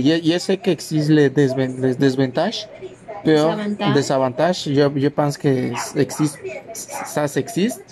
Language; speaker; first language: French; non-native, learner; Spanish